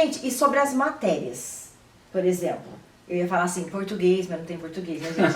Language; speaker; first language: Portuguese; native; Portuguese